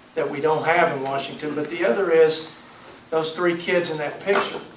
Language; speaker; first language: English; native; English